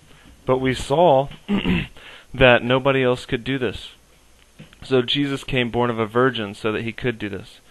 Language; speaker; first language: English; native; English